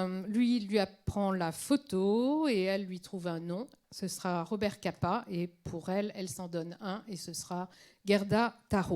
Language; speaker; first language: French; native; French